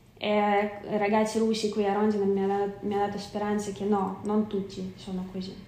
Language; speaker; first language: Italian; non-native, fluent; Ukrainian